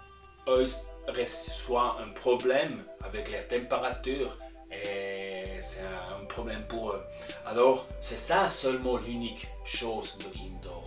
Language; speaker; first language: French; non-native, local second language; German